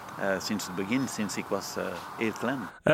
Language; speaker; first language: Dutch; non-native, fluent; French